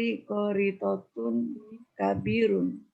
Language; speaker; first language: Arabic; non-native, learner; Indonesian